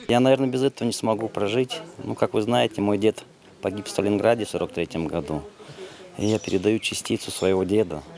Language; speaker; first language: Russian; native; Russian